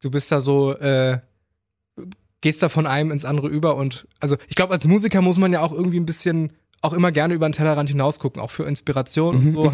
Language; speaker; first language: German; native; German